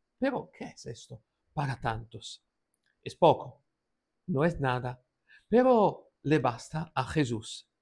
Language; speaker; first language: Spanish; non-native, fluent; Italian